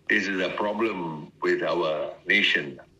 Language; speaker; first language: English; non-native, local second language; Tamil